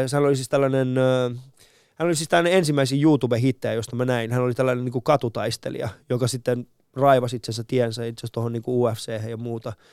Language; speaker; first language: Finnish; early bilingual, other home language; Persian